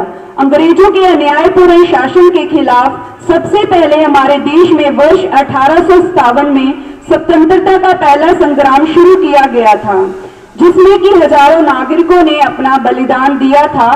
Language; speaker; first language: Hindi; non-native, local second language; Punjabi